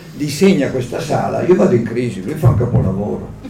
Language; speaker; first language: Italian; native; Italian